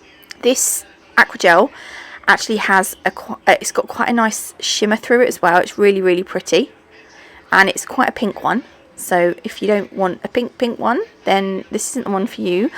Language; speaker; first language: English; native; English